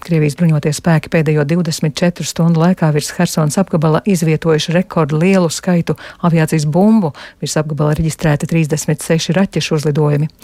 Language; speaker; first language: Latvian; native; Latvian